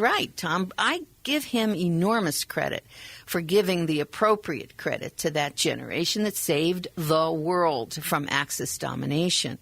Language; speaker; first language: English; native; English